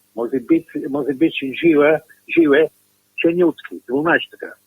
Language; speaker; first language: Polish; non-native, learner; Italian